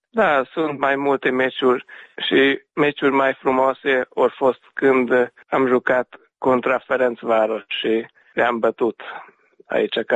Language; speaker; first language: Romanian; non-native, local second language; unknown